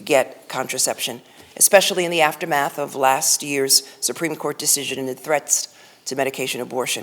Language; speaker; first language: English; native; English